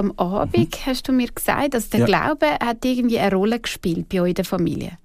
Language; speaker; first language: German; native; German